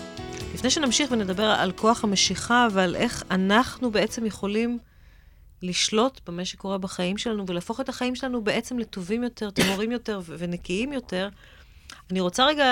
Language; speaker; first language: Hebrew; native; Hebrew